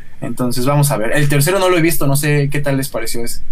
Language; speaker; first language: Spanish; native; Spanish